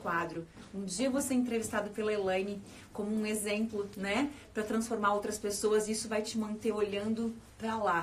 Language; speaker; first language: Portuguese; native; Portuguese